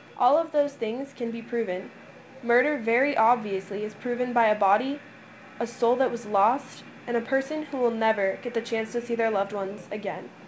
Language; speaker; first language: English; native; English